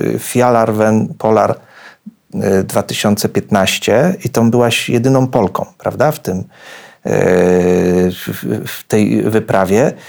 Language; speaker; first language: Polish; native; Polish